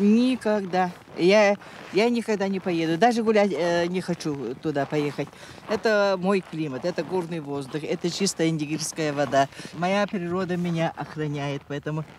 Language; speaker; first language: Russian; non-native, local second language; Yakut